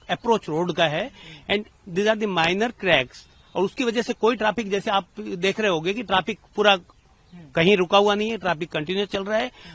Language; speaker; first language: Hindi; non-native, local second language; Gujarati